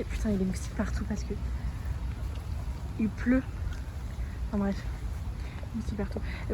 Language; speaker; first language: French; native; French